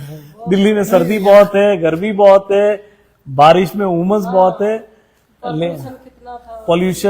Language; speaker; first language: Hindi; native; Hindi